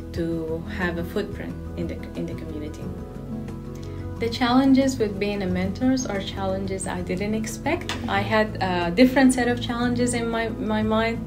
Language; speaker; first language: English; non-native, fluent; Arabic